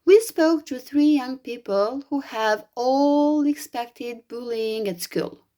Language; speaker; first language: English; non-native, fluent; Albanian